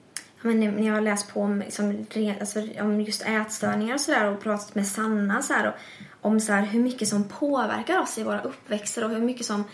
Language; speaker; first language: Swedish; early bilingual, other home language; English